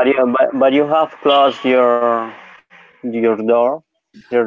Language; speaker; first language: English; non-native, learner; Spanish